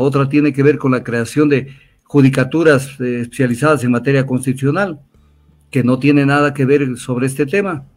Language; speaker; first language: Spanish; native; Spanish